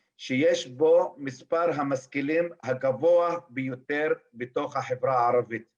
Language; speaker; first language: Hebrew; non-native, local second language; Arabic